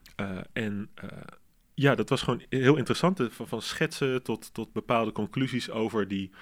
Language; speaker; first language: Dutch; native; Dutch